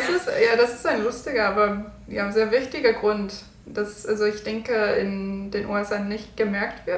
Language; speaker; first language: German; non-native, learner; English